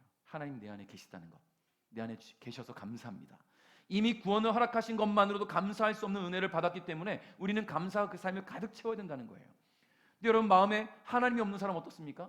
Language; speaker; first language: Korean; native; Korean